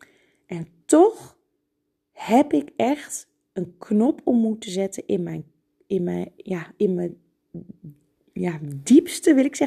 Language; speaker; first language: Dutch; native; Dutch